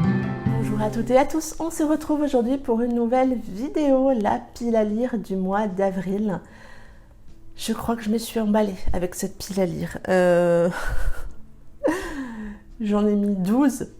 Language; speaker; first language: French; native; French